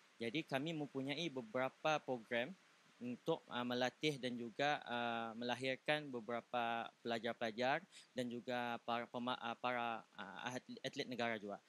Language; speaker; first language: Malay; native; Malay